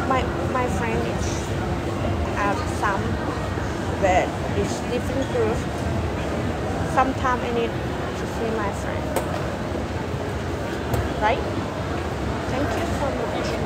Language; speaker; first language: English; non-native, learner; Thai